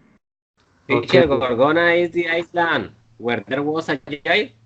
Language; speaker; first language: English; non-native, learner; Spanish